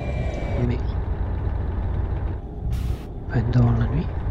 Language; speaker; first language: French; non-native, learner; Italian